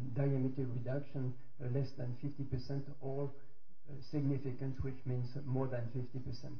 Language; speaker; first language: English; non-native, fluent; French